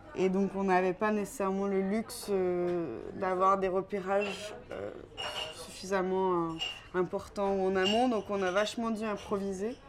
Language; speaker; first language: French; native; French